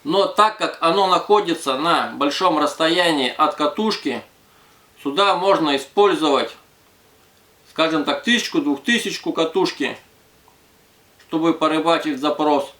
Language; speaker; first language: Russian; native; Russian